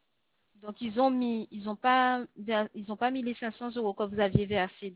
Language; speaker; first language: French; native; French